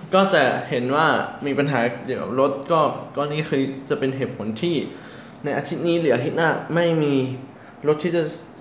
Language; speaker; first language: Thai; non-native, fluent; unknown